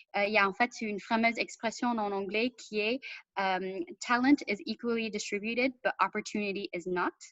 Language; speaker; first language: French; non-native, fluent; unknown